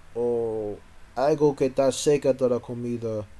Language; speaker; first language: Spanish; non-native, learner; English